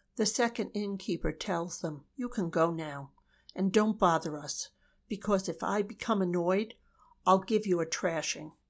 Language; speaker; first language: English; native; English